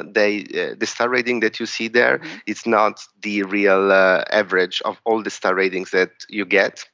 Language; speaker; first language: English; non-native, fluent; Italian